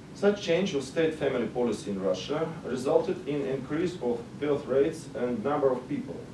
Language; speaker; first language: English; non-native, learner; Russian